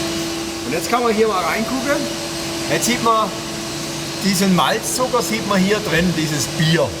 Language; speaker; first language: German; native; German